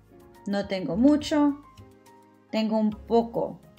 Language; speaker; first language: Spanish; early bilingual, heritage; Spanish